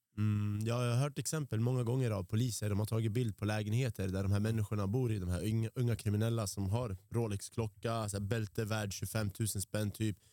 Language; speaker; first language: Swedish; early bilingual, other home language; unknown